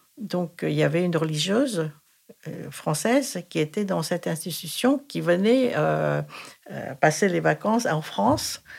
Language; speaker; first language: French; non-native, fluent; Thai